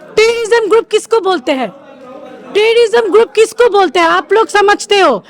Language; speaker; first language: Hindi; non-native, fluent; Bangla